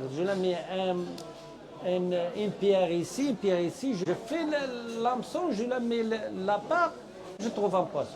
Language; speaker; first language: French; non-native, learner; Arabic